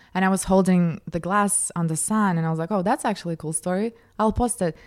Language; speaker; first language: English; non-native, fluent; Russian